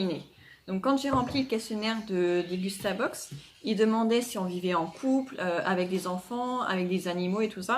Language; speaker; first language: French; native; French